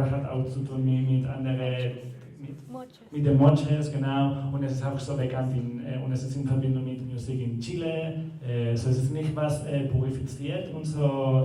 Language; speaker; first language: German; non-native, learner; Spanish